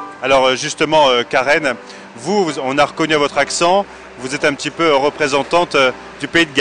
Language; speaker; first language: French; native; French